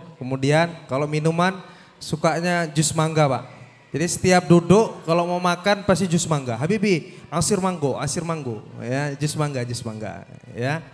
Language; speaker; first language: Indonesian; native; Indonesian